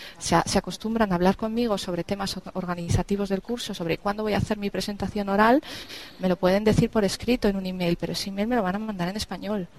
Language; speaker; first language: Spanish; native; Spanish